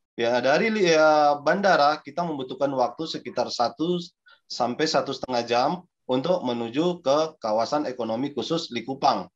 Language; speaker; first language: Indonesian; native; Indonesian